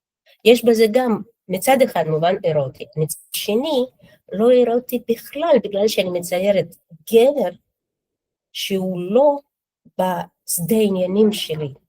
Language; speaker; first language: Hebrew; non-native, fluent; Russian